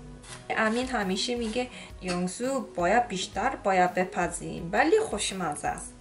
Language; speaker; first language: Persian; non-native, learner; Korean